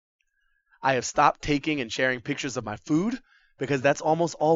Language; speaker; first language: English; native; English